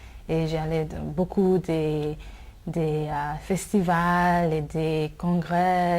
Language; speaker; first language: French; non-native, fluent; English